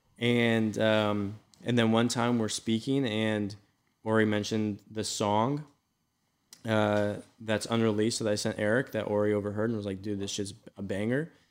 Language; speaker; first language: English; native; English